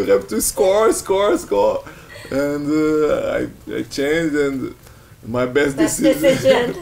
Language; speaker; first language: English; non-native, learner; Portuguese